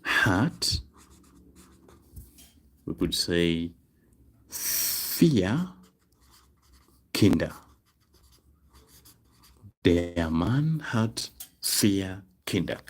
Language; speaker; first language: German; non-native, fluent; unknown